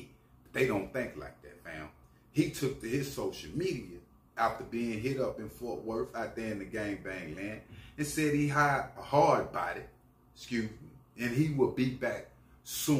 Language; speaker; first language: English; native; English